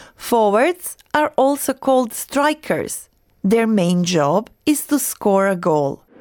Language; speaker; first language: English; non-native, fluent; Croatian